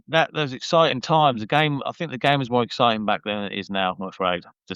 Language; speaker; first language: English; native; English